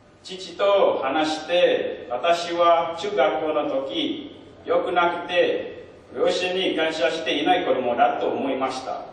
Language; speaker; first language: Japanese; non-native, learner; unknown